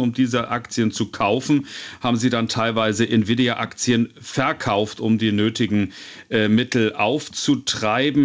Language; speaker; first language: German; native; German